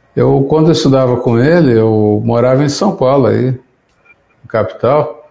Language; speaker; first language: Portuguese; native; Portuguese